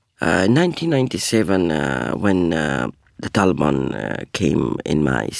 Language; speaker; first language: English; non-native, learner; Persian